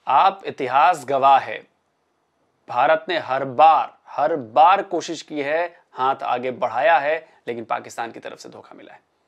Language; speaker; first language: Hindi; native; Hindi